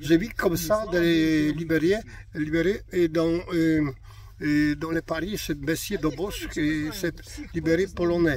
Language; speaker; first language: French; non-native, learner; Polish